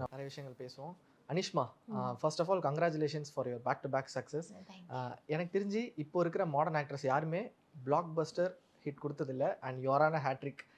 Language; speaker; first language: Tamil; native; Tamil